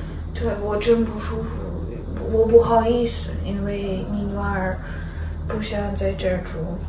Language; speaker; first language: Chinese; non-native, learner; Ukrainian